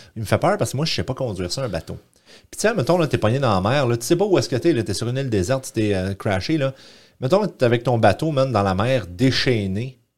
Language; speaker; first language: French; native; French